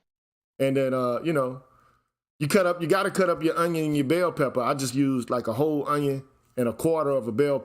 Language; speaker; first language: English; native; English